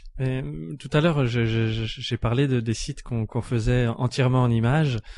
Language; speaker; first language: French; native; French